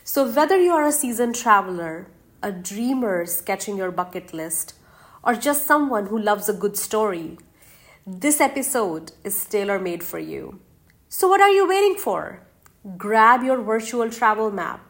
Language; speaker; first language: English; non-native, local second language; Hindi